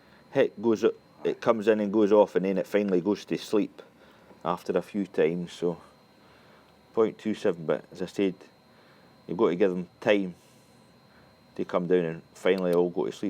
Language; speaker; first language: English; native; English